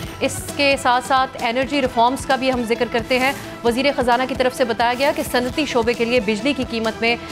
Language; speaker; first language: Urdu; native; Urdu